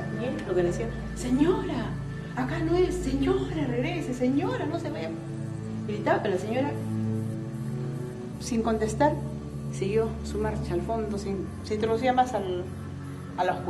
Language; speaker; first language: Spanish; native; Spanish